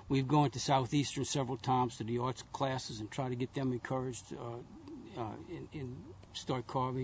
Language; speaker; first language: English; native; English